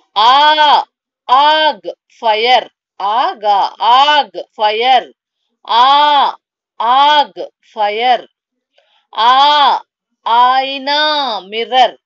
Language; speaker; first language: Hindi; non-native, local second language; Telugu